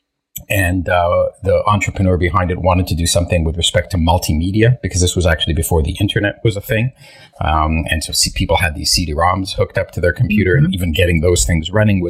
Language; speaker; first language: English; early bilingual, other home language; Hebrew